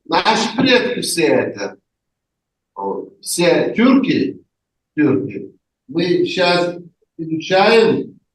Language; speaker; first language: Russian; non-native, local second language; Turkmen